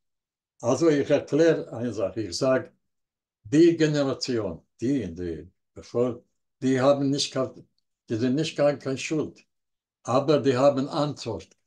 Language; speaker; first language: German; non-native, learner; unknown